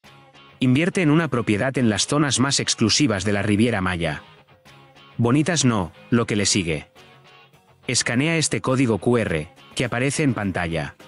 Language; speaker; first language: Spanish; native; Spanish